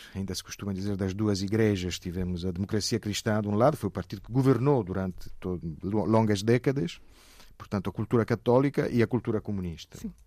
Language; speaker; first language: Portuguese; non-native, fluent; Italian